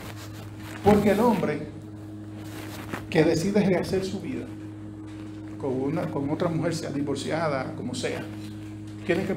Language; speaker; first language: Spanish; native; Spanish